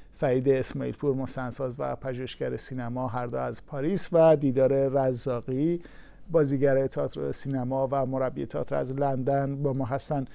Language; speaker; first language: Persian; native; Persian